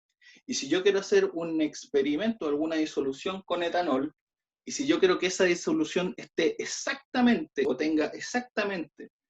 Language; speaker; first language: Spanish; native; Spanish